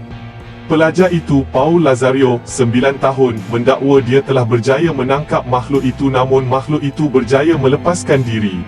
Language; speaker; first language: Malay; native; Malay